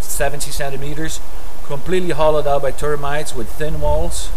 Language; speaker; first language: English; non-native, fluent; Portuguese